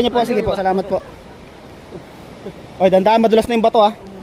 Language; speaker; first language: Filipino; native; Filipino